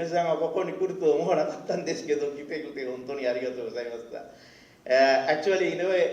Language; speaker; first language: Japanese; non-native, fluent; Sinhala